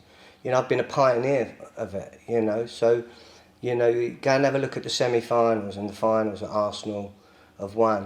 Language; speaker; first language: English; native; English